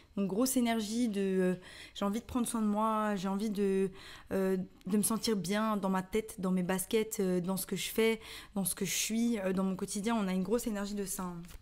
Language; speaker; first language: French; native; French